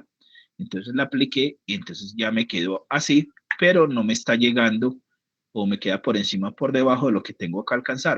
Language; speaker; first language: Spanish; native; Spanish